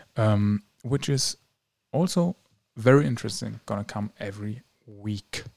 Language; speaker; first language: English; non-native, fluent; German